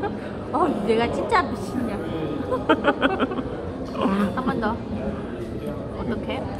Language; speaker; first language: Korean; non-native, learner; Vietnamese